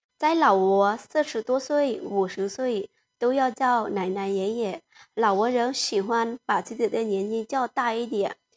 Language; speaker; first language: Chinese; non-native, fluent; Lao